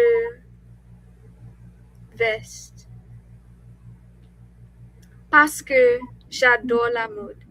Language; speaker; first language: French; non-native, learner; English